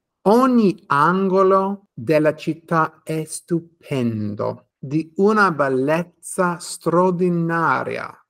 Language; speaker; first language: Italian; non-native, fluent; English